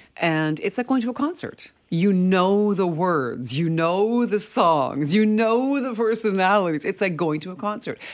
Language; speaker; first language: English; early bilingual, other home language; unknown